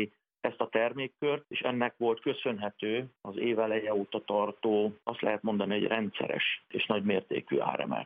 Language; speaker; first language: Hungarian; native; Hungarian